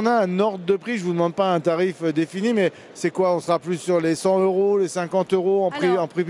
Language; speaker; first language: French; native; French